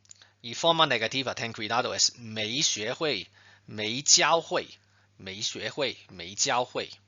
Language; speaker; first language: Spanish; non-native, fluent; Chinese